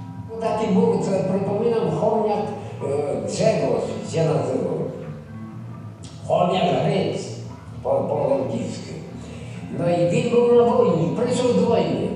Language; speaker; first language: Polish; non-native, local second language; Rusyn